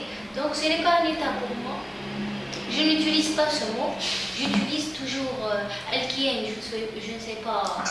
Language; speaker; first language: French; non-native, learner; Arabic